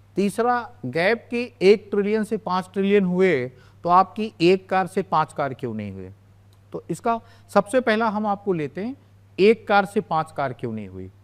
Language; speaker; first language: Hindi; native; Hindi